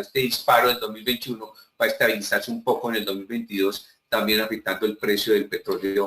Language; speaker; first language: Spanish; native; Spanish